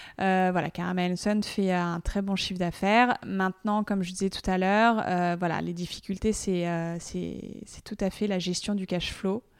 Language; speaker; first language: French; native; French